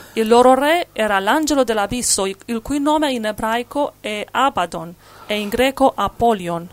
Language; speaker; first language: Italian; non-native, fluent; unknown